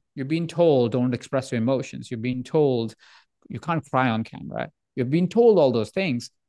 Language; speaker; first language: English; non-native, local second language; Hindi